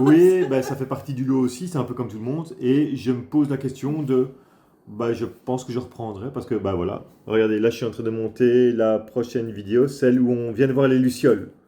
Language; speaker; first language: French; native; French